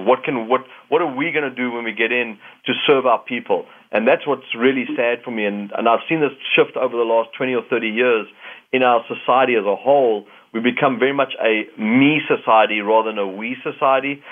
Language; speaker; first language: English; native; English